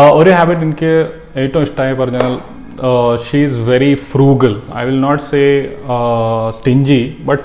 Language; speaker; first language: Malayalam; early bilingual, heritage; Malayalam